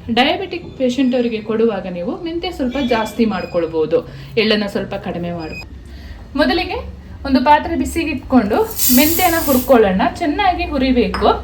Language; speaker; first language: Kannada; non-native, local second language; Kodava